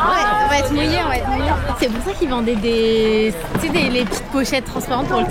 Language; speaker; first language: French; native; French